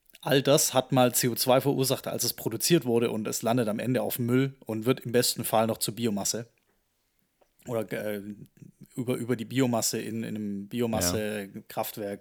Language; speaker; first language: German; native; German